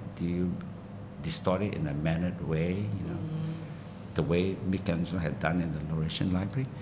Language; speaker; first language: English; non-native, local second language; Min Nan Chinese